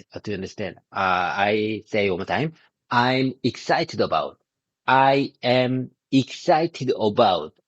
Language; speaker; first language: English; non-native, learner; Korean